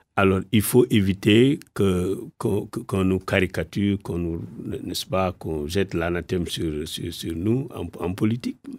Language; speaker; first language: French; non-native, local second language; Wolof